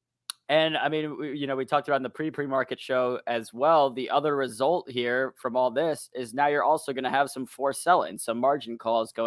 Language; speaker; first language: English; native; English